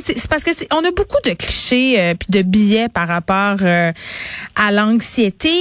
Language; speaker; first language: French; native; French